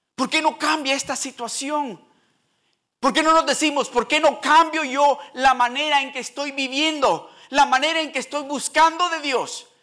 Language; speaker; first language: Spanish; early bilingual, heritage; Spanish